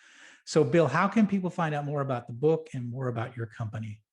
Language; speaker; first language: English; native; English